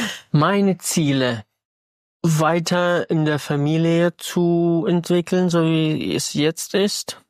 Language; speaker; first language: German; non-native, fluent; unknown